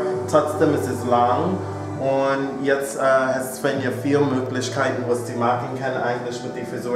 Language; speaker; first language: German; non-native, fluent; English